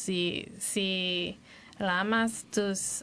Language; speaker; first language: Spanish; non-native, learner; English